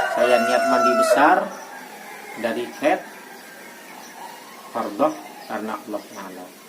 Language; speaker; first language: Indonesian; native; Indonesian